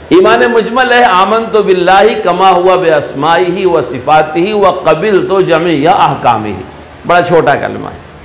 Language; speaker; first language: Urdu; native; Urdu